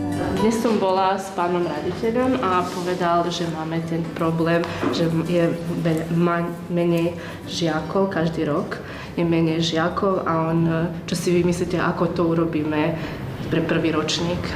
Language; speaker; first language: Slovak; non-native, fluent; Croatian